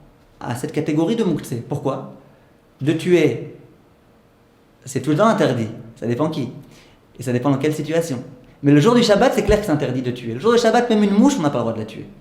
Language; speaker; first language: French; native; French